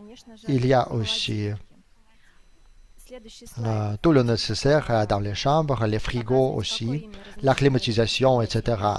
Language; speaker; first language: French; non-native, fluent; Russian